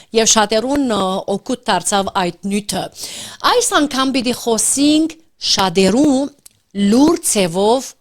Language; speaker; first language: Armenian; early bilingual, heritage; Armenian